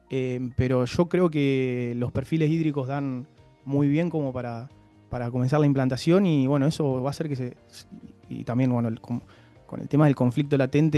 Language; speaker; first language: Spanish; native; Spanish